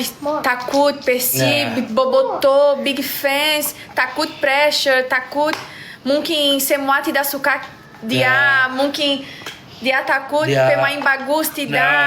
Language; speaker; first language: Indonesian; non-native, learner; Portuguese